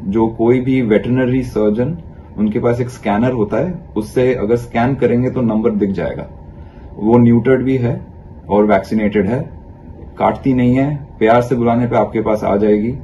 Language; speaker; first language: Hindi; non-native, local second language; Bangla